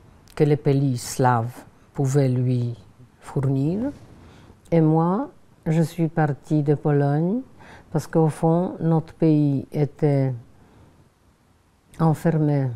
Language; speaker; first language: French; non-native, fluent; Polish